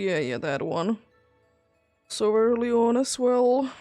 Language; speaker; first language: English; non-native, fluent; Finnish